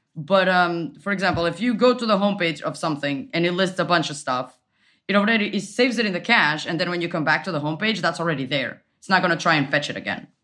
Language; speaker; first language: English; non-native, fluent; Portuguese